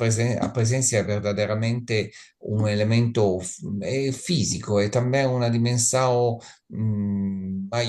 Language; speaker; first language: Spanish; non-native, learner; Italian